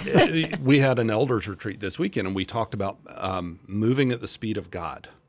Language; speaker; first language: English; native; English